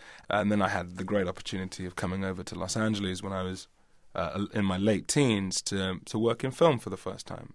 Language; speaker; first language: English; native; English